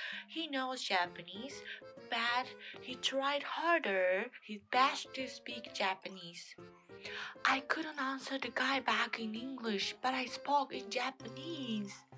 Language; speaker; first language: English; non-native, learner; Japanese